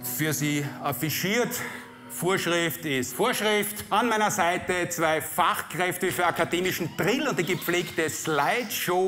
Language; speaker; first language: German; native; German